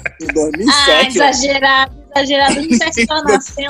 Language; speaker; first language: Portuguese; native; Portuguese